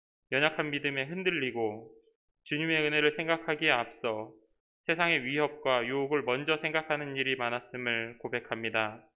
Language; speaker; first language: Korean; native; Korean